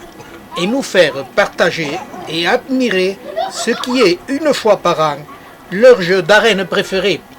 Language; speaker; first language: French; native; French